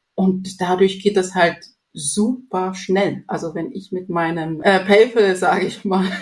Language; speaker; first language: German; non-native, fluent; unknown